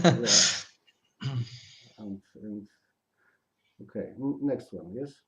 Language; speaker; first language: English; non-native, learner; Polish